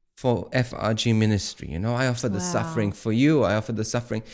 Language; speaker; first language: English; native; English